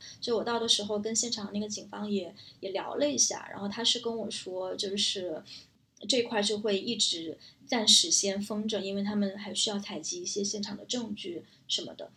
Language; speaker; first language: Chinese; native; Chinese